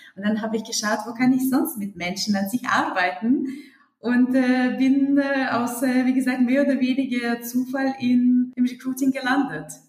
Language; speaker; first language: German; non-native, fluent; Russian